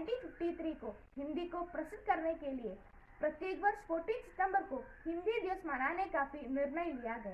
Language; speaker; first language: Hindi; non-native, local second language; Malayalam